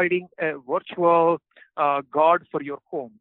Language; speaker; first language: English; non-native, local second language; Telugu